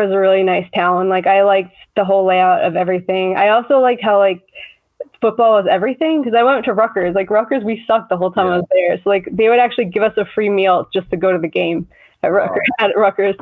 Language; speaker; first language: English; native; English